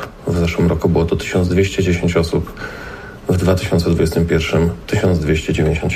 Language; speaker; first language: Polish; native; Polish